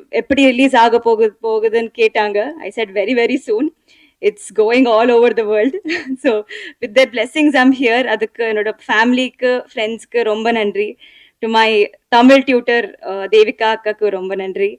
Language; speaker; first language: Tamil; non-native, learner; Telugu